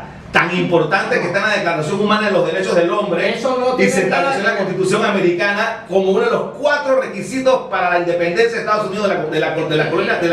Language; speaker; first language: Spanish; native; Spanish